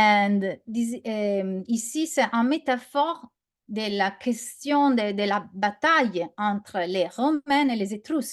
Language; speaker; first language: French; non-native, learner; Italian